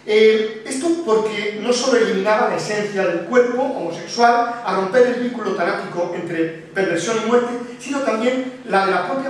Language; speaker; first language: Spanish; native; Spanish